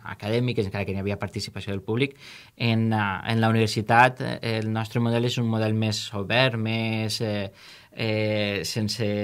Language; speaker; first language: Catalan; native; Catalan